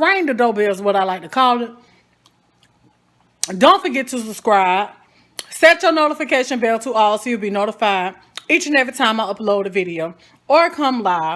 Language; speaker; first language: English; native; English